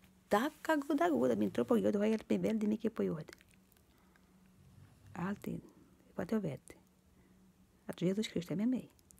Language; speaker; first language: Swedish; non-native, learner; Portuguese